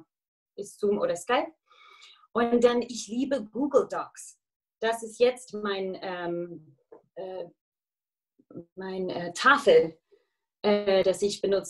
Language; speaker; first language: German; non-native, fluent; English